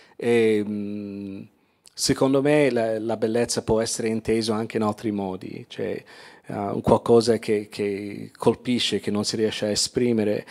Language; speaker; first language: Italian; non-native, fluent; English